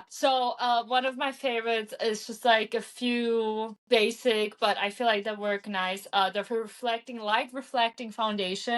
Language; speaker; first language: English; early bilingual, heritage; English